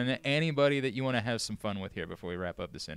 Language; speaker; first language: English; native; English